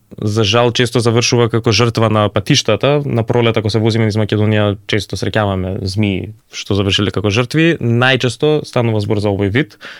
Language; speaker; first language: Macedonian; native; Macedonian